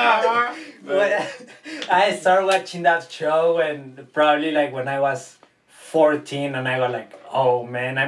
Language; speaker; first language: English; non-native, fluent; Spanish